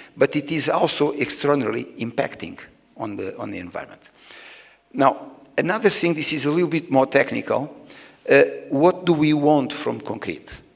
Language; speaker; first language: English; non-native, fluent; Portuguese